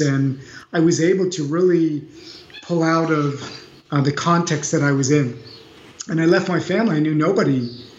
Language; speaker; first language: English; native; English